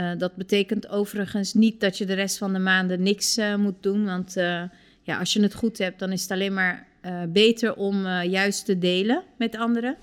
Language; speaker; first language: Dutch; early bilingual, other home language; Turkish